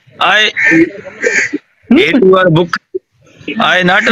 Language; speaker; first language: English; non-native, learner; Sindhi